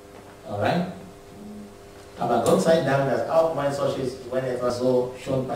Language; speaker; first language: German; non-native, learner; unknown